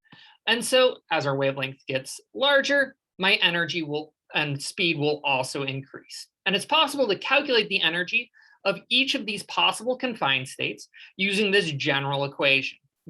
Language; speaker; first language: English; native; English